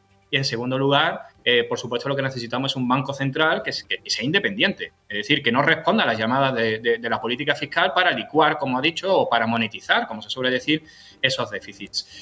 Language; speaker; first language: Spanish; native; Spanish